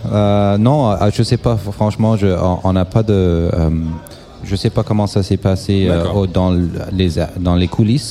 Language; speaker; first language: French; non-native, local second language; English